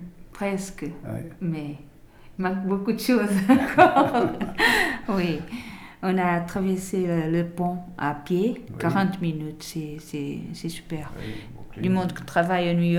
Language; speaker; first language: French; non-native, learner; Portuguese